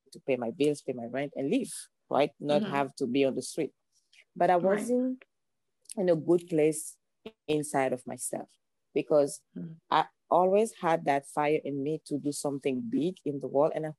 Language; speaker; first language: English; non-native, local second language; French